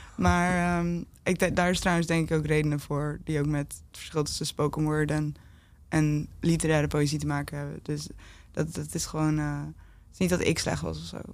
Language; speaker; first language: Dutch; native; Dutch